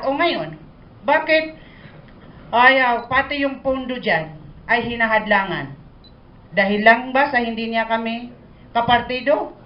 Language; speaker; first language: Filipino; non-native, local second language; Maranao